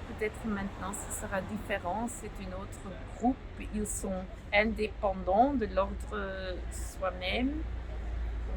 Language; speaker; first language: French; non-native, local second language; Dutch